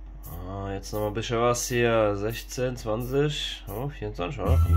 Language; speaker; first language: German; native; German